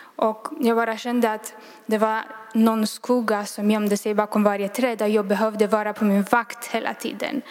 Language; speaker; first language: Swedish; non-native, fluent; Romanian